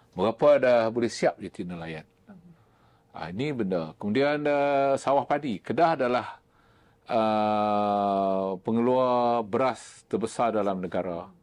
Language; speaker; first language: Malay; native; Malay